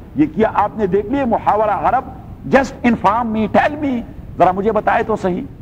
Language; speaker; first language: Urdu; non-native, local second language; Pashto